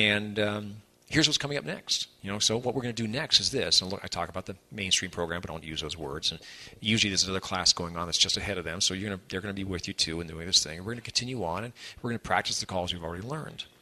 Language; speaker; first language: English; native; English